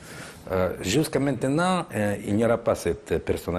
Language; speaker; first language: French; non-native, fluent; Russian